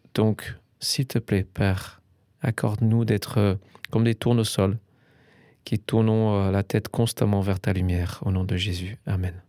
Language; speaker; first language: French; non-native, fluent; English